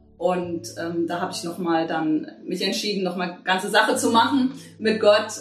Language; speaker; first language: German; native; German